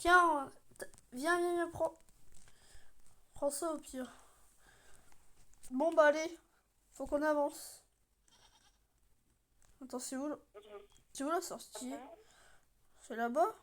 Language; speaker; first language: French; native; French